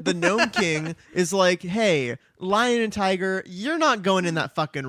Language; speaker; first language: English; native; English